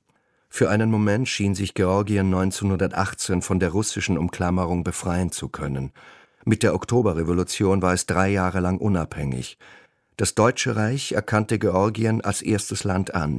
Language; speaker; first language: German; native; German